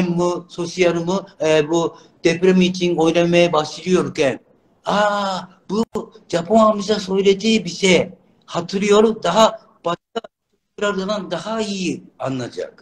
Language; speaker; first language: Turkish; non-native, learner; Japanese